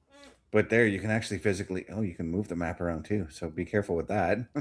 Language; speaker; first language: English; native; English